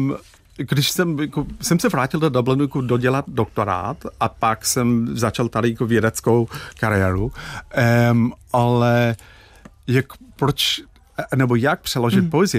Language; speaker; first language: Czech; non-native, fluent; English